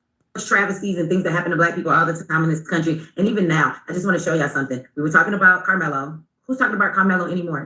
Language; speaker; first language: English; native; English